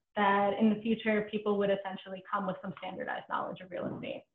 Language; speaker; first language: English; native; English